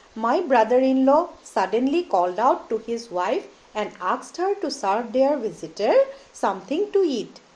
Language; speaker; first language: English; non-native, local second language; Assamese